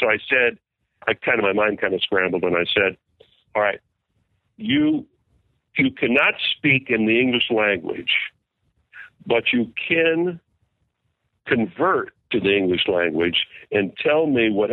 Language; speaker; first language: English; native; English